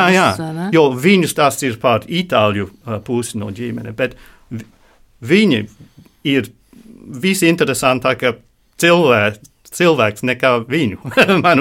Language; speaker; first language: Latvian; non-native, learner; English